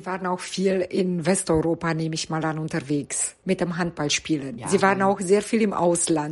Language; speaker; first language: German; native; German